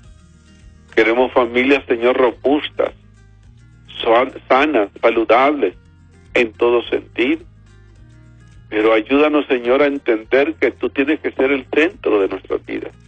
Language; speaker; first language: Spanish; native; Spanish